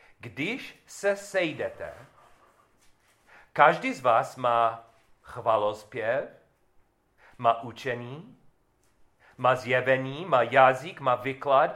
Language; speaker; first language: Czech; non-native, learner; English